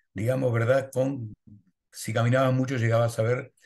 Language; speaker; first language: Spanish; native; Spanish